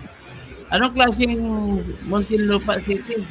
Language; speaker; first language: Filipino; native; Filipino